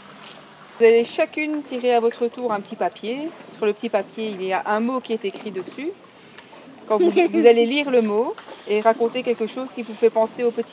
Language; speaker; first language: French; native; French